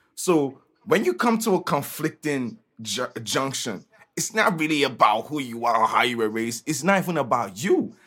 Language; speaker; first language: English; non-native, local second language; Igbo